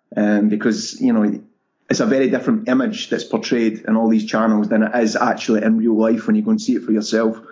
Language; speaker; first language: English; native; English